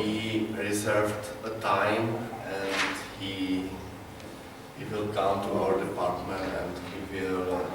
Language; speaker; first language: English; non-native, learner; Czech